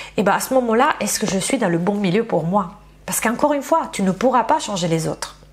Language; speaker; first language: French; non-native, fluent; Italian